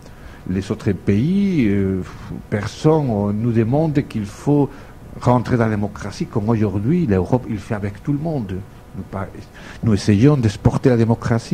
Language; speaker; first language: French; non-native, fluent; Spanish